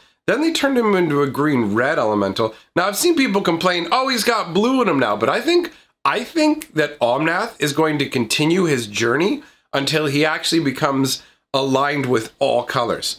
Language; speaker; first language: English; native; English